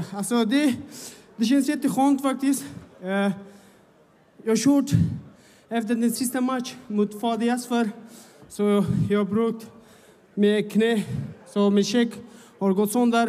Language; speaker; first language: Swedish; non-native, fluent; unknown